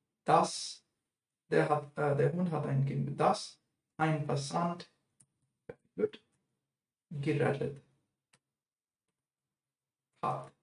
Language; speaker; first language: German; non-native, fluent; English